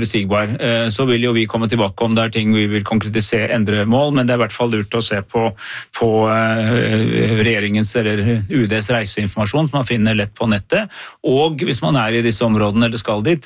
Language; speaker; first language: Norwegian; native; Norwegian